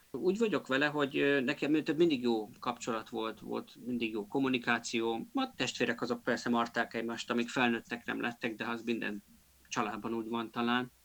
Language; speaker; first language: Hungarian; native; Hungarian